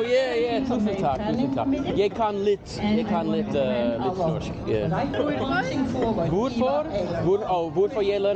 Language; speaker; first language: Norwegian; non-native, learner; English